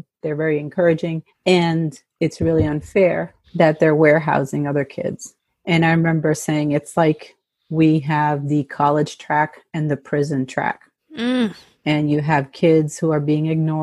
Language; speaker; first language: English; early bilingual, other home language; Spanish